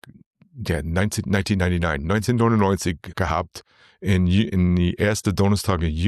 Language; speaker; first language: German; non-native, learner; English